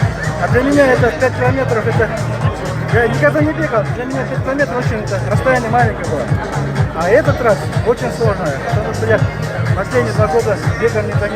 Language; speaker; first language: Russian; non-native, local second language; Kyrgyz